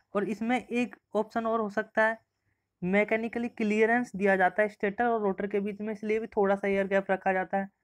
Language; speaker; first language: Hindi; native; Hindi